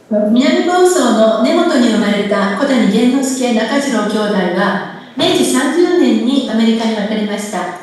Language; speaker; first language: Japanese; native; Japanese